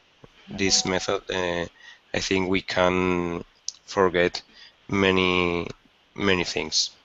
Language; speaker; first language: English; non-native, learner; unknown